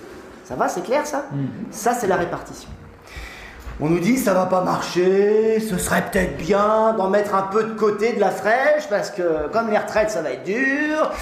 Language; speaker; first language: French; native; French